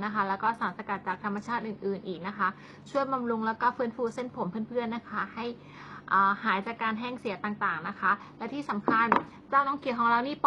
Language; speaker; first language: Thai; native; Thai